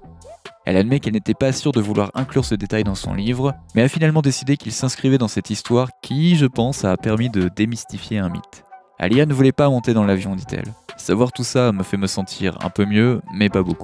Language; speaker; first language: French; native; French